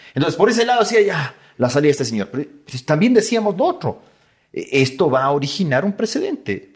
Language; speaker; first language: Spanish; native; Spanish